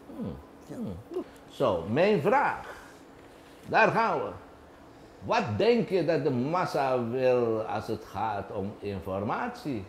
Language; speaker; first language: Dutch; native; Dutch